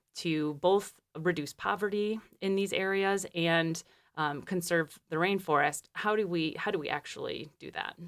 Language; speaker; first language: English; native; English